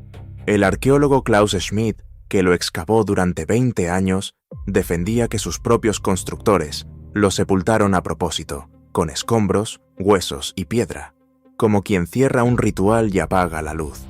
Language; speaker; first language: Spanish; native; Spanish